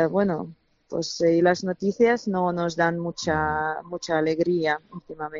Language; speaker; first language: Spanish; non-native, fluent; Ukrainian